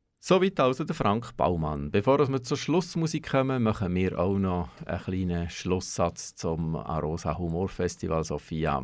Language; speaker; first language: German; native; German